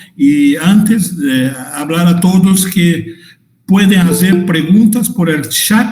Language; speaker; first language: Spanish; non-native, fluent; Portuguese